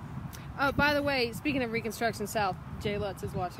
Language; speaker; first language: English; native; English